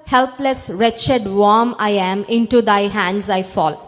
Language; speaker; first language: English; non-native, local second language; Telugu